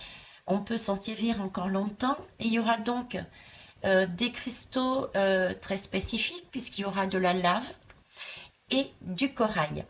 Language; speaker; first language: French; native; French